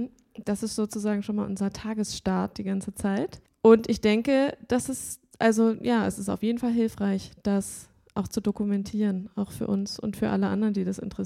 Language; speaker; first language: German; native; German